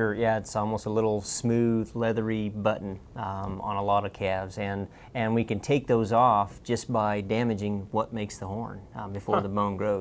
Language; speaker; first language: English; native; English